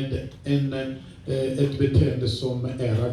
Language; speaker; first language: Swedish; non-native, fluent; French